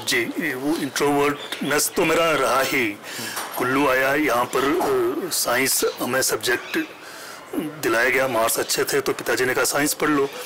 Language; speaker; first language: Hindi; non-native, local second language; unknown